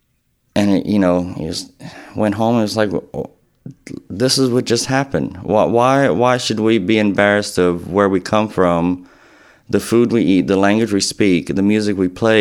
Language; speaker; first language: English; native; English